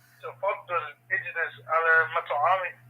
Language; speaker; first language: Arabic; non-native, learner; English